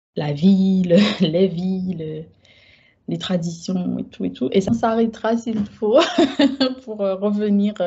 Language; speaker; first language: French; native; French